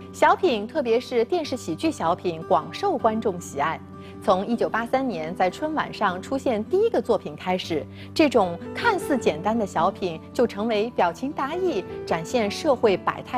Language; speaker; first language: Chinese; native; Chinese